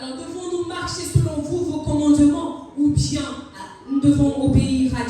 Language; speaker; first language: French; non-native, local second language; Ewe